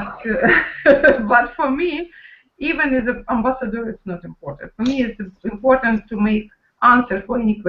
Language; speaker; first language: English; non-native, learner; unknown